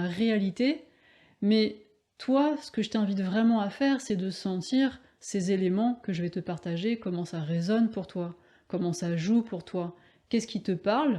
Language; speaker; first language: French; native; French